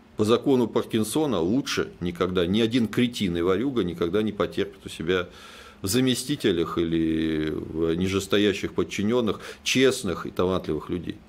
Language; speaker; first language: Russian; native; Russian